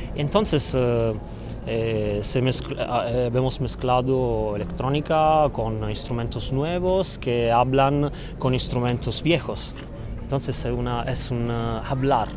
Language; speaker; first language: Spanish; non-native, learner; Italian